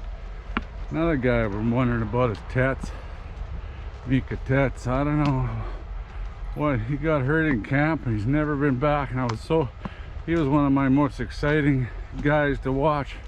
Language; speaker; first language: English; native; English